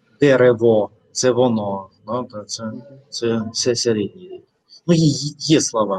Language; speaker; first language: Ukrainian; non-native, fluent; Russian